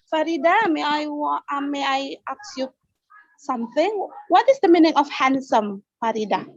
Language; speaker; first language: English; non-native, learner; Indonesian